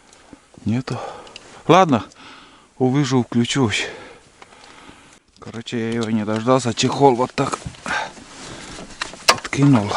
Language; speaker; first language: Russian; native; Russian